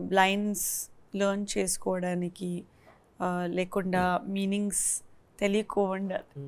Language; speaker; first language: Telugu; non-native, learner; Kannada